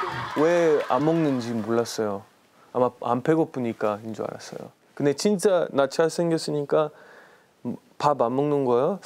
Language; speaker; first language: Korean; non-native, learner; English